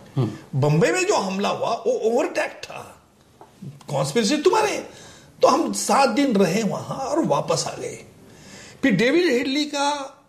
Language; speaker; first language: Hindi; non-native, local second language; Marathi